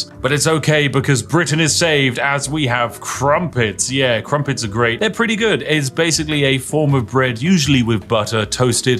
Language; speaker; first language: English; native; English